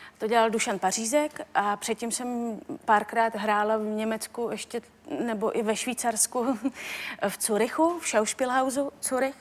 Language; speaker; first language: Czech; native; Czech